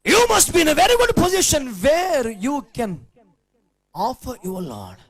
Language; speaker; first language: English; non-native, local second language; Telugu